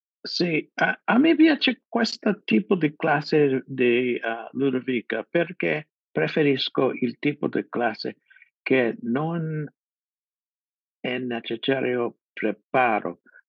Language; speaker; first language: Italian; non-native, learner; English